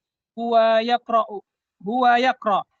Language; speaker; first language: Arabic; non-native, learner; Indonesian